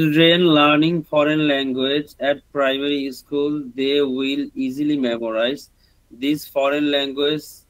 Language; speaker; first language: English; non-native, learner; Bangla